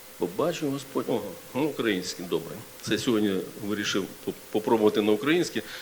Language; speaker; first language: Ukrainian; non-native, local second language; Russian